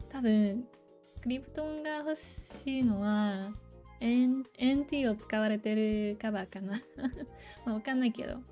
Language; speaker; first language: Japanese; non-native, fluent; English